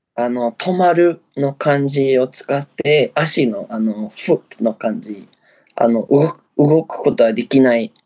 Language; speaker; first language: Japanese; non-native, fluent; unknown